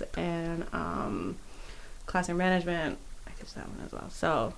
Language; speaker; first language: English; native; English